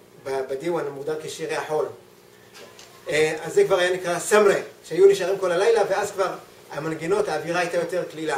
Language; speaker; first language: Hebrew; native; Hebrew